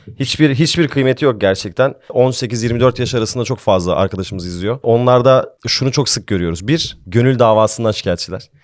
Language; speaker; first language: Turkish; early bilingual, heritage; Turkish